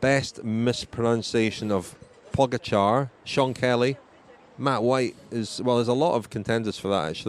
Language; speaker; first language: English; native; English